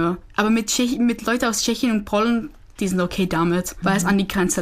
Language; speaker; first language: German; non-native, fluent; Czech